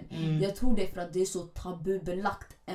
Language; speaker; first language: Swedish; early bilingual, other home language; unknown